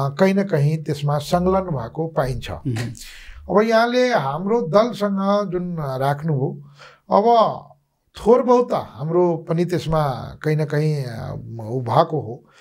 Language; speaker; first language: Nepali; non-native, local second language; Maithili